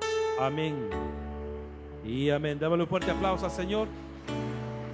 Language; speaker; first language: Spanish; native; Spanish